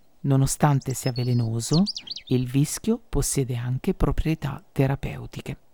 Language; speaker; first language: Italian; native; Italian